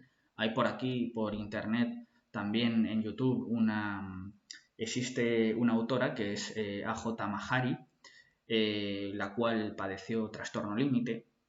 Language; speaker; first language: Spanish; native; Spanish